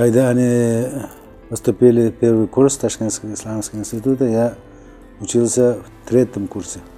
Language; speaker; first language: Russian; non-native, local second language; Uzbek